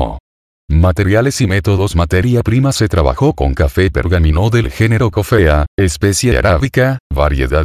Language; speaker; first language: Spanish; native; Spanish